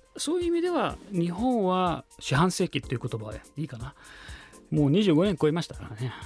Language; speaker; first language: Japanese; non-native, fluent; Arabic